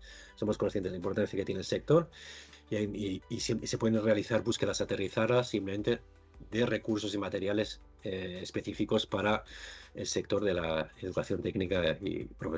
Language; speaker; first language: Spanish; native; Spanish